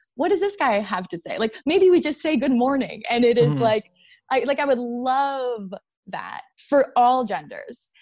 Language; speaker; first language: English; native; English